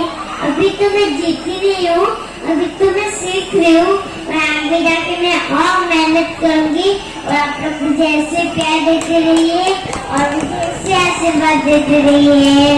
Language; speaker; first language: Hindi; non-native, local second language; Nepali